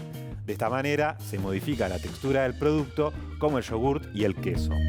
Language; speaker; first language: Spanish; native; Spanish